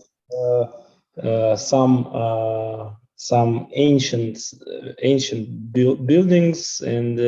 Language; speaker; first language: English; non-native, learner; Russian